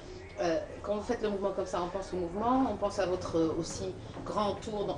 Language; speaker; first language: French; non-native, fluent; Arabic